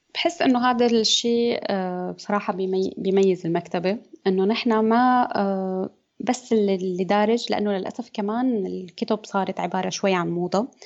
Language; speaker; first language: Arabic; native; Arabic